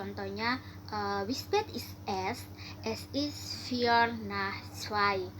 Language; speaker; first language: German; non-native, learner; Indonesian